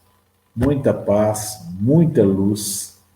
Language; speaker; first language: Portuguese; native; Portuguese